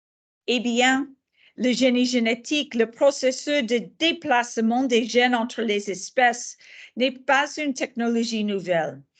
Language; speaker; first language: French; non-native, fluent; English